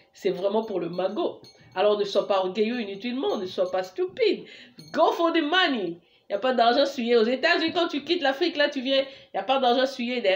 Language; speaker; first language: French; non-native, local second language; Lingala